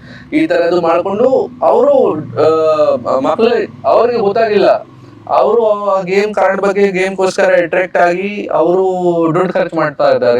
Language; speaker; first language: Kannada; non-native, local second language; Hindi